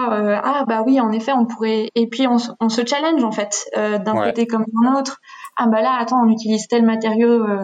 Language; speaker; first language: French; native; French